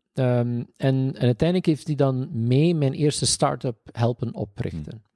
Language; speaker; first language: Dutch; native; Dutch